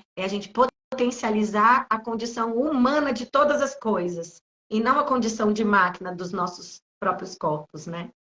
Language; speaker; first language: Portuguese; native; Portuguese